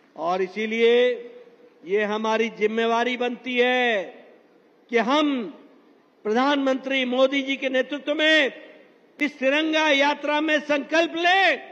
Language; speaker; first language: Hindi; native; Hindi